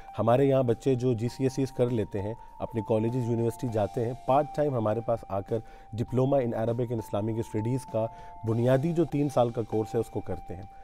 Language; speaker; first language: Urdu; non-native, local second language; Punjabi